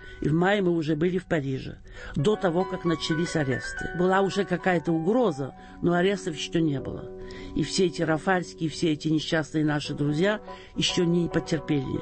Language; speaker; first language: Russian; early bilingual, heritage; Russian